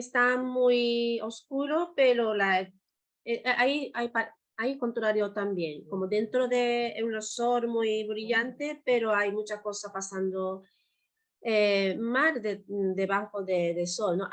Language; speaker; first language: Spanish; non-native, learner; Japanese